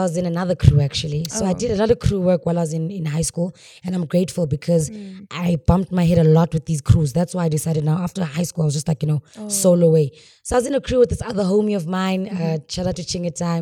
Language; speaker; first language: English; non-native, local second language; Xhosa